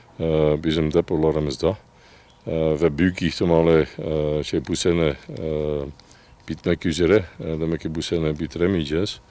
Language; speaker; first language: Turkish; non-native, fluent; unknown